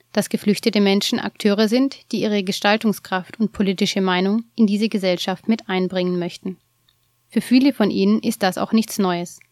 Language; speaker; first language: German; native; German